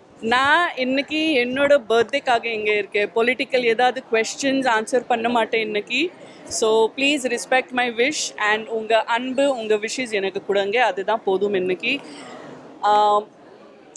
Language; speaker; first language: Tamil; non-native, local second language; Gujarati